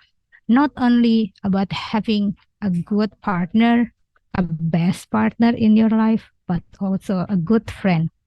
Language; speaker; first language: English; non-native, learner; Indonesian